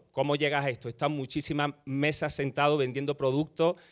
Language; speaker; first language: Spanish; native; Spanish